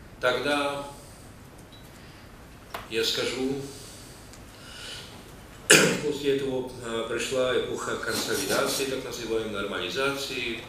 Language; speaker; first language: Russian; non-native, fluent; Czech